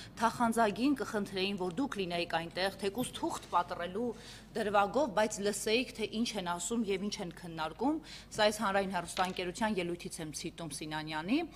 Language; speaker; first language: Armenian; native; Armenian